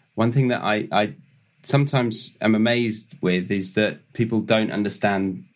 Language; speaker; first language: English; native; English